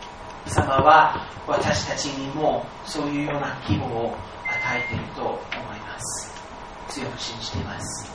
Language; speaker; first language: Japanese; non-native, fluent; English